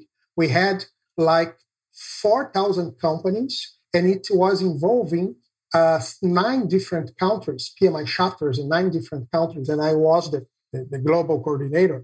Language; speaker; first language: English; non-native, fluent; Portuguese